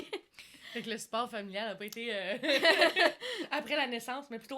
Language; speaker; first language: French; native; French